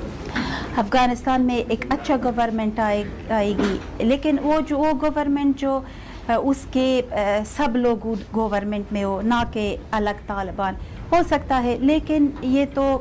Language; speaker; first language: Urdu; non-native, fluent; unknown